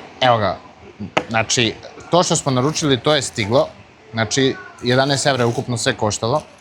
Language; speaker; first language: Bosnian; early bilingual, heritage; Bosnian